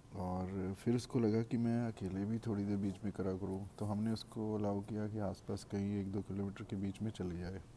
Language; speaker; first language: Hindi; native; Hindi